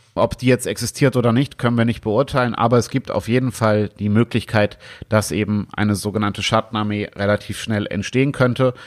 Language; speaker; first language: German; native; German